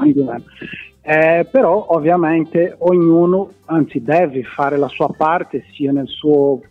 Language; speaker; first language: Italian; non-native, fluent; Portuguese